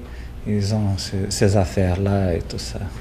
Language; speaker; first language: French; non-native, fluent; Portuguese